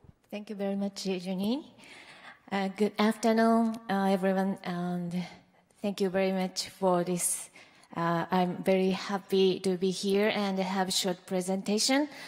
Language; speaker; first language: English; non-native, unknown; Japanese